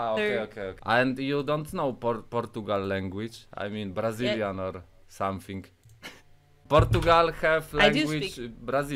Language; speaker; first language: English; non-native, learner; Polish